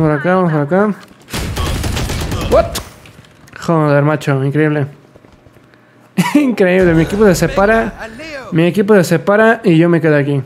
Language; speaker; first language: Spanish; native; Spanish